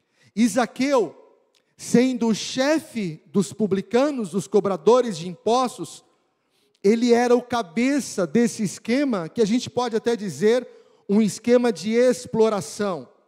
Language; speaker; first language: Portuguese; native; Portuguese